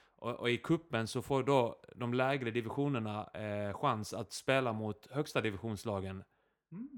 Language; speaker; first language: Swedish; early bilingual, other home language; Icelandic